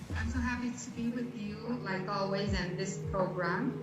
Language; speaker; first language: English; non-native, fluent; Spanish